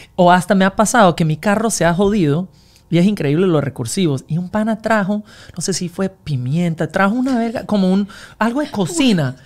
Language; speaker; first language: Spanish; non-native, fluent; English